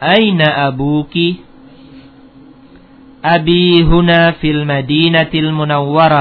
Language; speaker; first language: Arabic; non-native, fluent; Indonesian